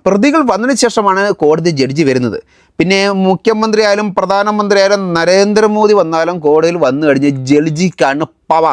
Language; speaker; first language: Malayalam; native; Malayalam